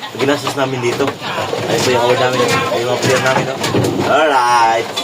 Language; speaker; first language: Filipino; non-native, local second language; Bikol